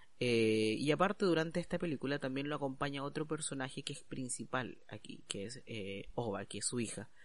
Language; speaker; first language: Spanish; native; Spanish